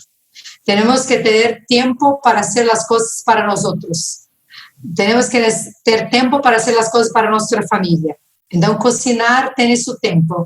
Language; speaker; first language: Spanish; non-native, fluent; Portuguese